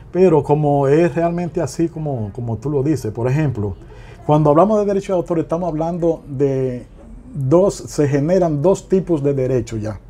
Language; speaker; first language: Spanish; native; Spanish